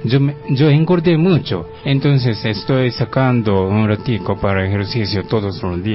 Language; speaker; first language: Spanish; non-native, fluent; Japanese